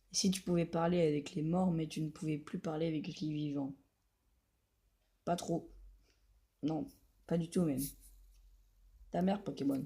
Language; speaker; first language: French; native; French